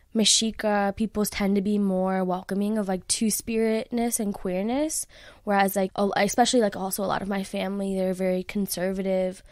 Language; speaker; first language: English; native; English